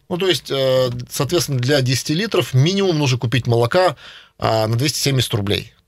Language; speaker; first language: Russian; native; Russian